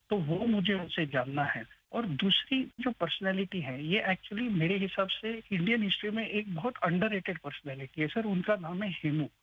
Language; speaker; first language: Hindi; non-native, local second language; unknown